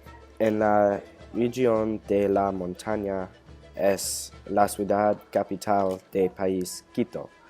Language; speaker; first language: Spanish; non-native, learner; English